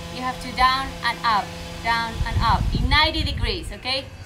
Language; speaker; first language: English; non-native, fluent; Spanish